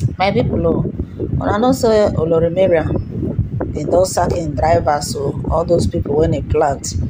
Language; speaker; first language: Nigerian Pidgin; non-native, local second language; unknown